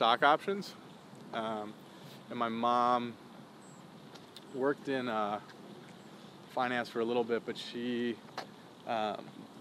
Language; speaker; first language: English; native; English